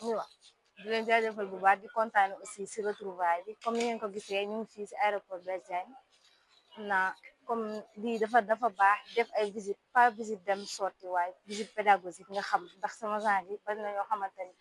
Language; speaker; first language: Wolof; non-native, local second language; Serer